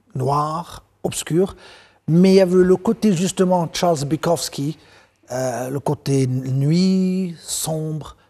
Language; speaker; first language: French; non-native, local second language; Arabic